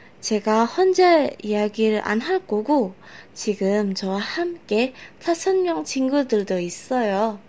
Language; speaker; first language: Korean; non-native, learner; Indonesian